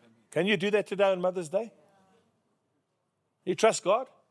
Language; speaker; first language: English; native; English